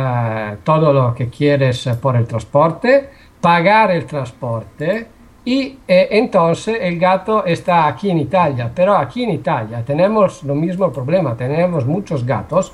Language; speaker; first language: Spanish; non-native, learner; Italian